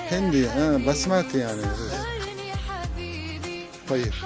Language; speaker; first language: Arabic; non-native, learner; Uzbek